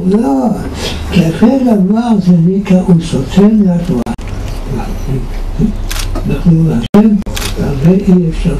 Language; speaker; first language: Hebrew; non-native, fluent; Yiddish